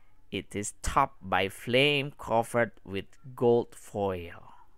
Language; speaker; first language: English; non-native, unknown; Indonesian